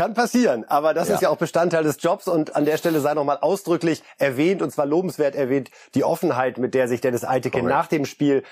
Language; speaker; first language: German; native; German